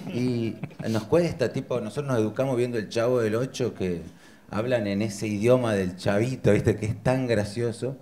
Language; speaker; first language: Spanish; native; Spanish